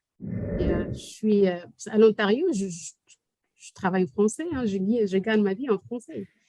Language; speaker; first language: French; non-native, local second language; Arabic